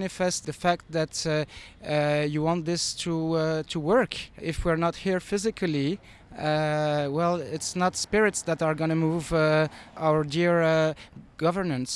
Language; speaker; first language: English; non-native, fluent; French